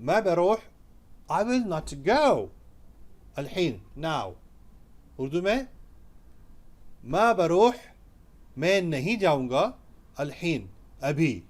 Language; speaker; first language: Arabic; non-native, fluent; Urdu